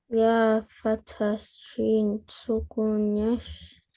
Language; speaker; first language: Arabic; non-native, learner; Estonian